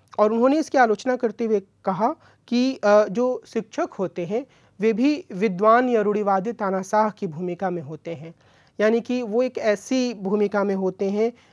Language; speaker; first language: Hindi; native; Hindi